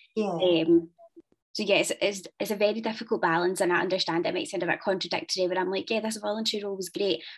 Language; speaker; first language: English; native; English